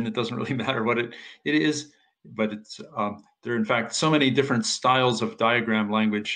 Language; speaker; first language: English; native; English